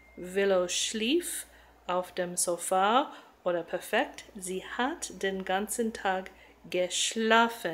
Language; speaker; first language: German; non-native, learner; English